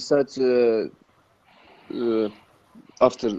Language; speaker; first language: English; non-native, learner; Turkish